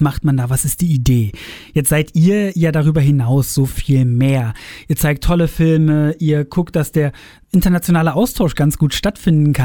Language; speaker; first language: German; native; German